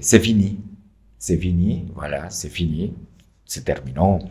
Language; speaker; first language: French; non-native, fluent; Spanish